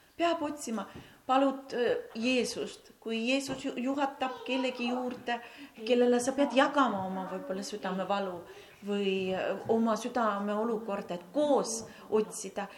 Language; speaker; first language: Estonian; non-native, local second language; Russian